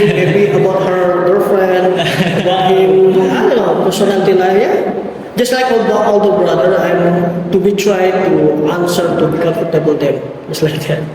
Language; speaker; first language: English; non-native, learner; Indonesian